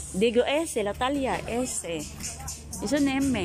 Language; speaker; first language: Spanish; non-native, learner; Filipino